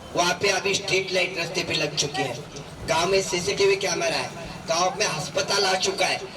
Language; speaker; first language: Hindi; non-native, local second language; Marathi